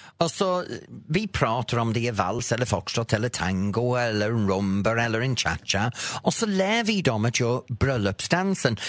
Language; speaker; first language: Swedish; non-native, fluent; English